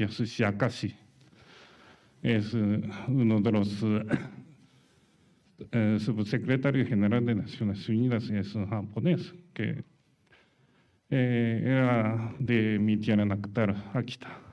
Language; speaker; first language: Spanish; non-native, learner; Japanese